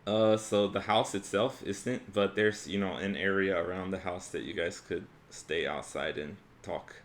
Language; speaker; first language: English; native; English